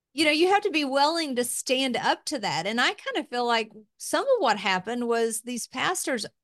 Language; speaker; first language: English; native; English